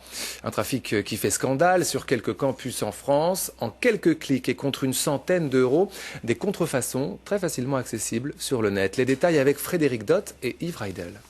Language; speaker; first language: French; native; French